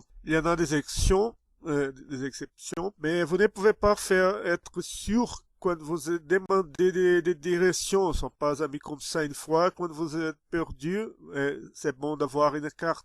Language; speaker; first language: French; non-native, fluent; Portuguese